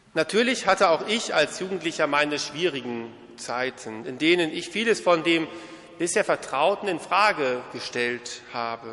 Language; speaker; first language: German; native; German